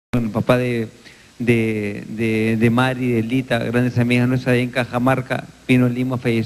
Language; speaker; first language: Spanish; native; Spanish